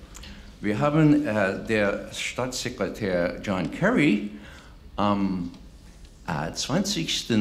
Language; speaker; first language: German; non-native, fluent; English